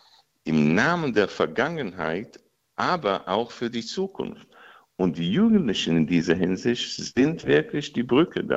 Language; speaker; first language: German; non-native, fluent; Hebrew